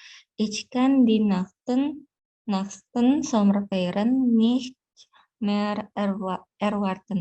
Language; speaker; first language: German; non-native, learner; Indonesian